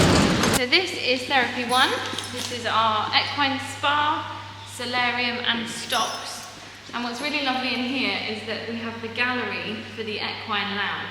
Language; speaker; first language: English; native; English